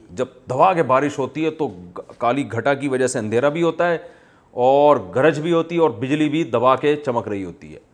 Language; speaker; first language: Urdu; native; Urdu